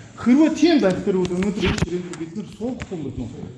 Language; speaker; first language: Mongolian; native; Mongolian